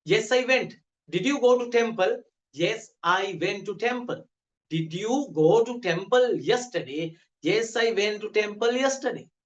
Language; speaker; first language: English; non-native, local second language; Sinhala